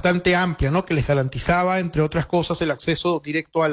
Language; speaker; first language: Spanish; native; Spanish